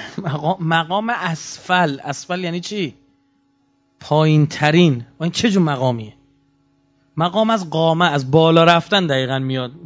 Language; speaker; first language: Persian; native; Persian